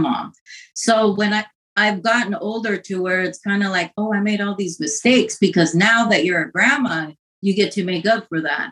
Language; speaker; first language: English; native; English